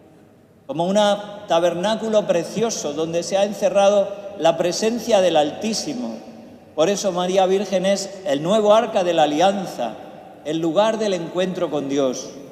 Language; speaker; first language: Spanish; native; Spanish